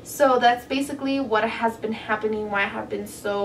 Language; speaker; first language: English; native; English